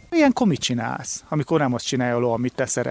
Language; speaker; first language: Hungarian; native; Hungarian